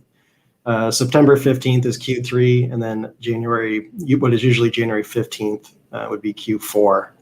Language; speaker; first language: English; native; English